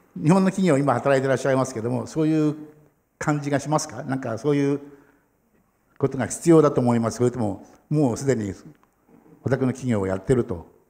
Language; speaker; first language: Japanese; native; Japanese